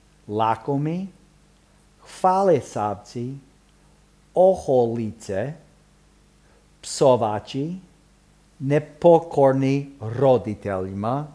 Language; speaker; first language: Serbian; early bilingual, heritage; Serbian